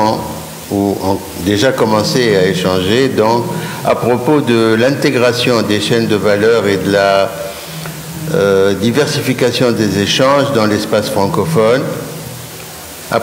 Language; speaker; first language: French; non-native, local second language; Arabic